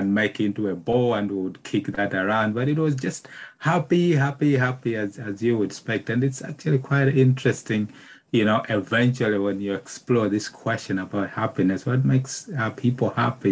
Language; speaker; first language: English; non-native, local second language; Nyanja